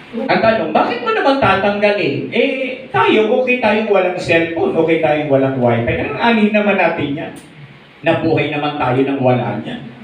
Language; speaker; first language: Filipino; non-native, local second language; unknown